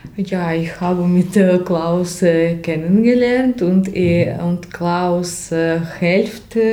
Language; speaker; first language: German; non-native, learner; Russian